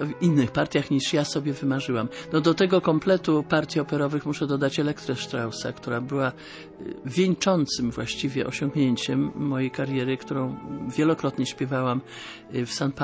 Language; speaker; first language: Polish; native; Polish